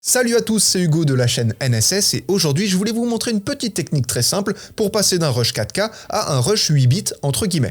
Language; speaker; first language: French; native; French